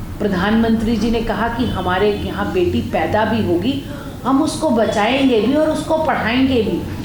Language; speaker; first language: Hindi; native; Hindi